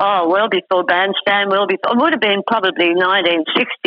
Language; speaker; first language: English; native; English